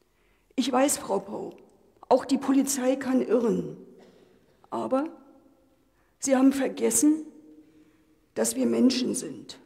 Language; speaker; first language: German; native; German